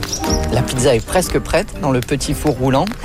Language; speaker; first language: French; native; French